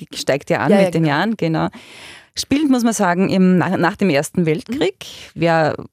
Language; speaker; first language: German; native; German